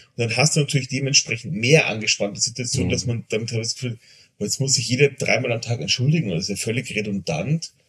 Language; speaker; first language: German; non-native, fluent; Spanish